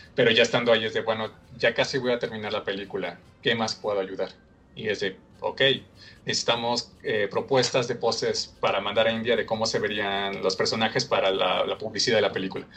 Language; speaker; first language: Spanish; native; Spanish